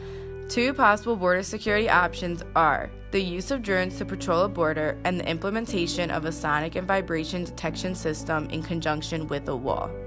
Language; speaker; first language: English; native; English